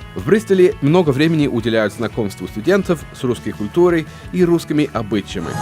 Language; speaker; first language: Russian; non-native, fluent; English